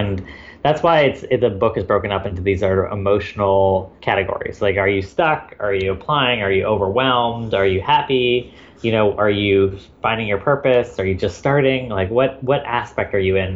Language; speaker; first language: English; native; English